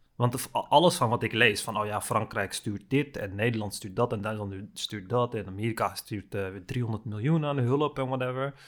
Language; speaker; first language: Dutch; early bilingual, other home language; Turkish